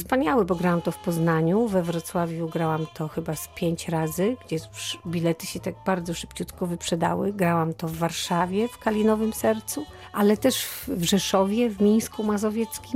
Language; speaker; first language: Polish; native; Polish